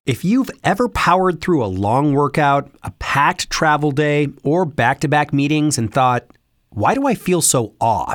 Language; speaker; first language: English; native; English